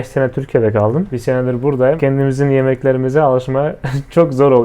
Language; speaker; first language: Turkish; non-native, fluent; Kyrgyz